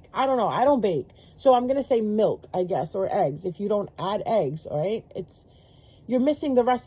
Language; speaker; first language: English; native; English